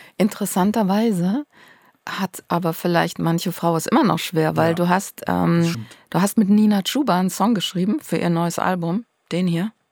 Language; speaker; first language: German; native; German